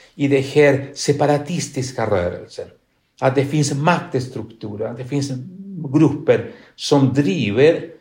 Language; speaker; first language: Swedish; non-native, fluent; Spanish